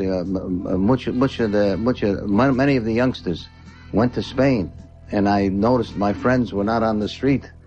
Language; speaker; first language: English; native; English